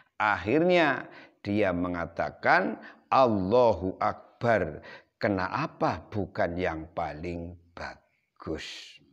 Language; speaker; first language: Indonesian; non-native, local second language; Javanese